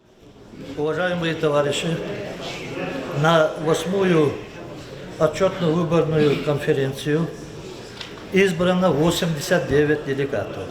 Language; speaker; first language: Russian; non-native, local second language; Lezghian